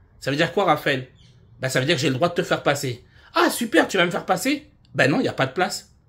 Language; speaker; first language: French; native; French